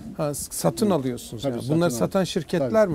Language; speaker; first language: Turkish; native; Turkish